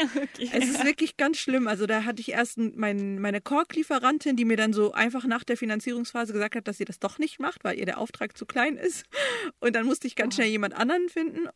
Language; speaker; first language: German; early bilingual, other home language; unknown